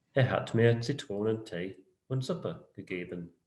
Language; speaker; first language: German; non-native, fluent; English